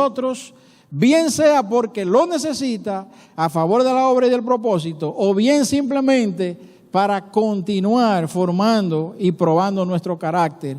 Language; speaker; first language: Spanish; native; Spanish